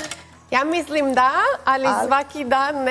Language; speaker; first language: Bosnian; non-native, learner; Spanish